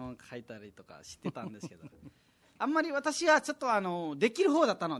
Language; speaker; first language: Japanese; non-native, fluent; Nepali